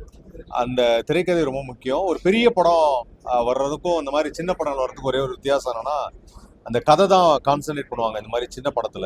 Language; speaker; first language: Tamil; native; Tamil